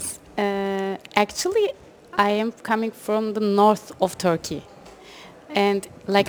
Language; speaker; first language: English; non-native, learner; Turkish